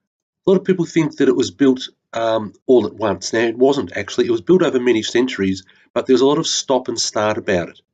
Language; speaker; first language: English; native; English